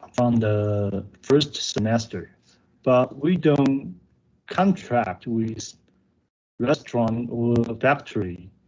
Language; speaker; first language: English; non-native, learner; Chinese